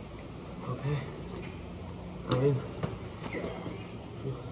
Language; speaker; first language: English; non-native, fluent; German